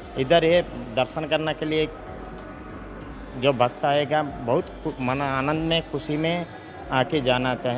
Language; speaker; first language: Hindi; non-native, local second language; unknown